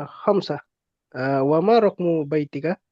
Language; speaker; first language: Arabic; non-native, learner; Indonesian